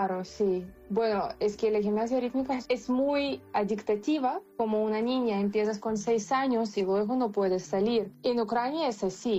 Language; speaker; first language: Spanish; non-native, fluent; Ukrainian